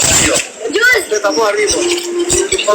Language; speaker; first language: Italian; non-native, fluent; Albanian